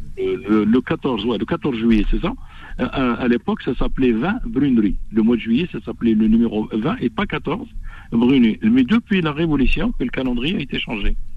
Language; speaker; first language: French; non-native, local second language; Arabic